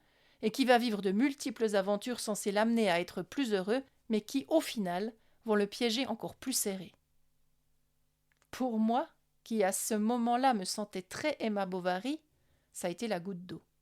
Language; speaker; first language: French; native; French